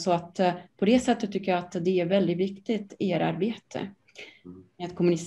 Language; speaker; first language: Swedish; non-native, fluent; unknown